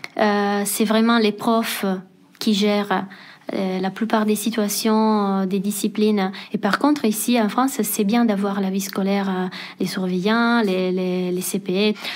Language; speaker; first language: French; non-native, fluent; Italian